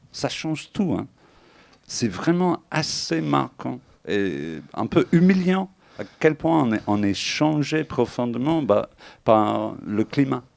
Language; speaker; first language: French; non-native, fluent; English